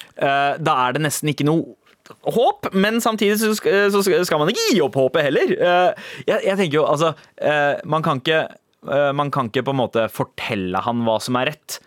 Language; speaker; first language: Norwegian; early bilingual, other home language; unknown